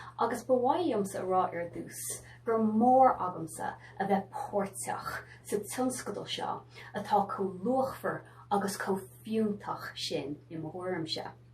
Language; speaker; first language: Irish; native; Irish